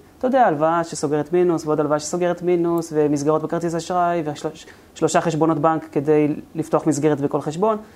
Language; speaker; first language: Hebrew; native; Hebrew